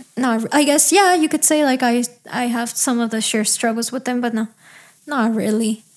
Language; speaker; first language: English; early bilingual, other home language; Spanish